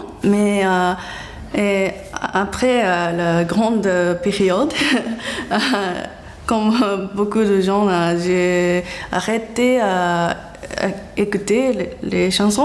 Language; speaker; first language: French; non-native, learner; Japanese